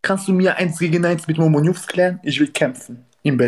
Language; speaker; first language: German; non-native, learner; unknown